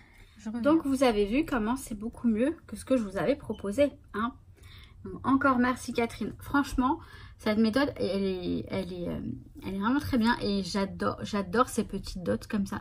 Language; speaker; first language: French; native; French